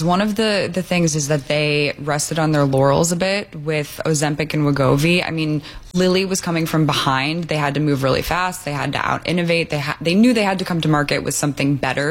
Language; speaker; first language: English; native; English